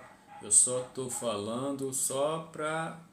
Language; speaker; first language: Portuguese; non-native, fluent; Arabic